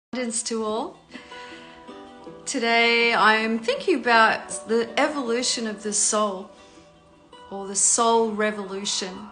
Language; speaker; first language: English; native; English